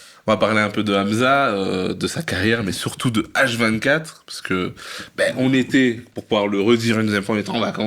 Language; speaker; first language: French; native; French